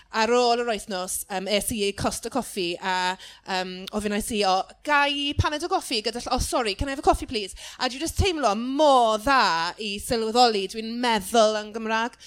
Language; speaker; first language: Welsh; non-native, local second language; English